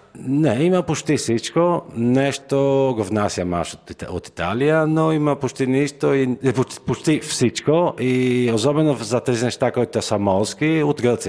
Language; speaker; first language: Bulgarian; non-native, fluent; Italian